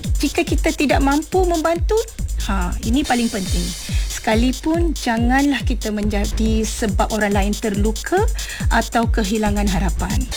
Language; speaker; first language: Malay; non-native, local second language; Tamil